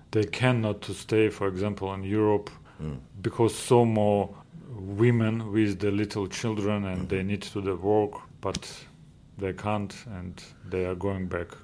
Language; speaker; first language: English; non-native, learner; Georgian